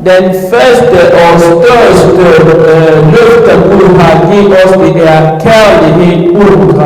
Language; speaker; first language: Danish; early bilingual, other home language; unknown